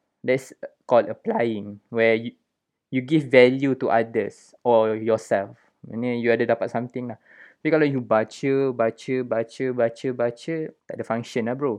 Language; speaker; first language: English; non-native, local second language; Malay